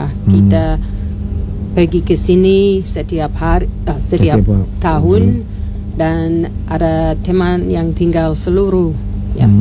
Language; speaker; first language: Indonesian; non-native, learner; English